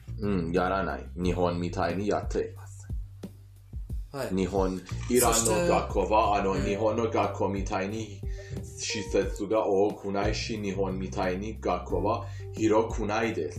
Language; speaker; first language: Japanese; non-native, fluent; Persian